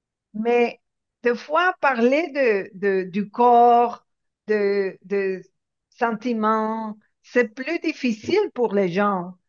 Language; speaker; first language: French; non-native, fluent; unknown